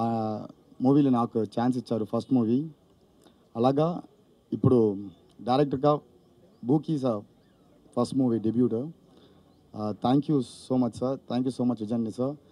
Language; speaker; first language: Telugu; non-native, learner; Tamil